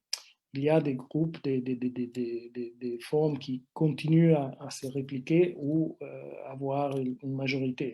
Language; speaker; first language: French; non-native, fluent; Italian